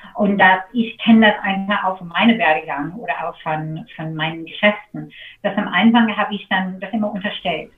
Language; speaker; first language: German; non-native, fluent; English